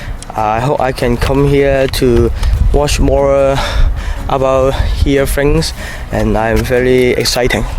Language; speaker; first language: English; non-native, learner; Cantonese